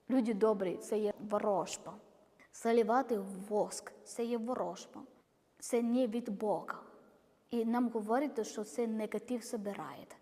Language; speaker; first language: Ukrainian; non-native, learner; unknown